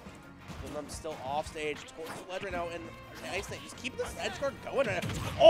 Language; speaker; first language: English; native; English